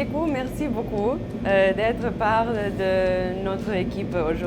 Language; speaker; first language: French; non-native, learner; Serbian